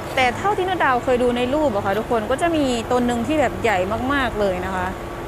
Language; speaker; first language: Thai; native; Thai